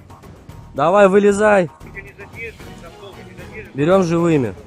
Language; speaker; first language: Russian; native; Russian